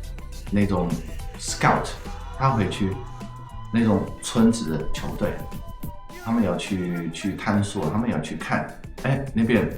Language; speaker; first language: Chinese; non-native, fluent; Dutch